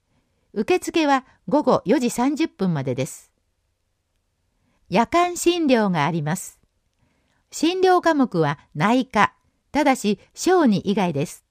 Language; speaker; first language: Japanese; native; Japanese